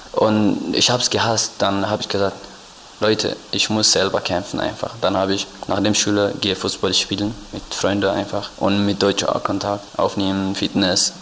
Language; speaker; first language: German; non-native, learner; Tigrinya